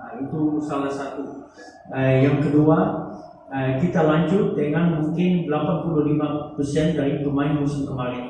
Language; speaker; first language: Indonesian; non-native, fluent; Dutch